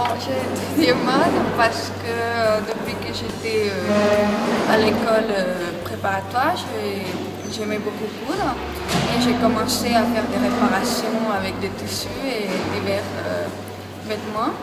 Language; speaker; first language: French; non-native, learner; Spanish